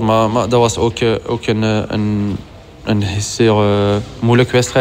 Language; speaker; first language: Dutch; non-native, local second language; French